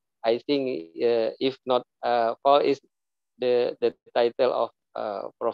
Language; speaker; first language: English; non-native, learner; Indonesian